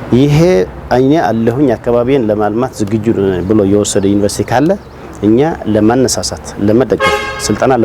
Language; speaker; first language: Amharic; non-native, local second language; Tigrinya